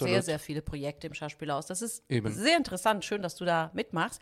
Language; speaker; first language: German; non-native, fluent; Italian